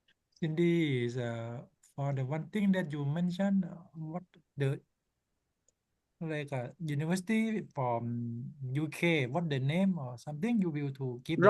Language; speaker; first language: English; non-native, learner; Thai